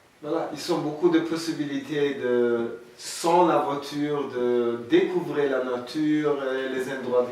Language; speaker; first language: French; non-native, learner; German